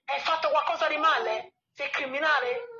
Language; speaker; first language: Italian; non-native, learner; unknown